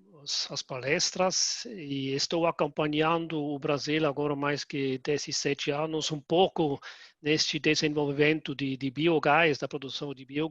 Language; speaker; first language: Portuguese; non-native, fluent; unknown